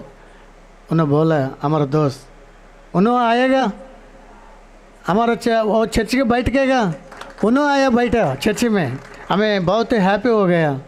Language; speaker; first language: Hindi; non-native, local second language; Telugu